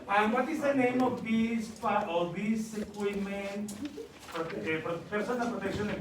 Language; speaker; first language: English; non-native, learner; Spanish